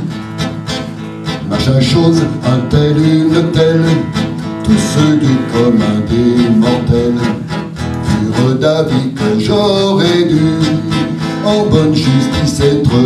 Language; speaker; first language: French; native; French